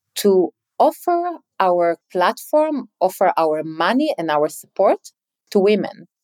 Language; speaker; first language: English; non-native, fluent; Hebrew